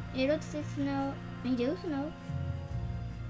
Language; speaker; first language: French; early bilingual, heritage; French